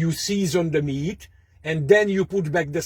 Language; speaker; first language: English; non-native, fluent; Hungarian